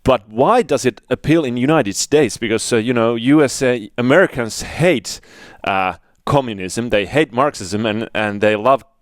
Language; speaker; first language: English; non-native, fluent; Finnish